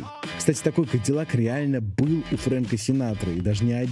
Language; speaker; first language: Russian; native; Russian